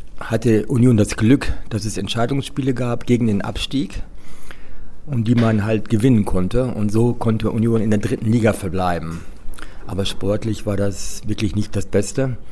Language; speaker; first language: German; native; German